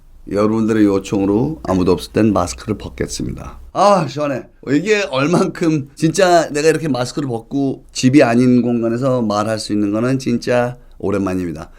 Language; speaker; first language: Korean; early bilingual, other home language; English